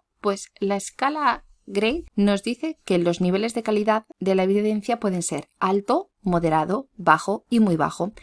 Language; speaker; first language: Spanish; native; Spanish